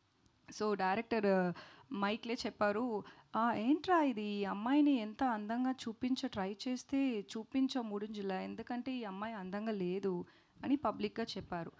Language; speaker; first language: Telugu; non-native, learner; Tamil